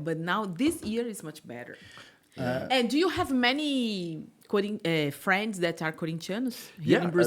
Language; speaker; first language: English; non-native, learner; Portuguese